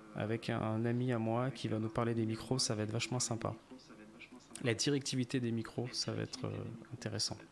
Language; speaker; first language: French; native; French